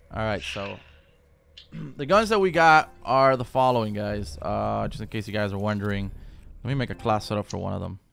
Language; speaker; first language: English; native; English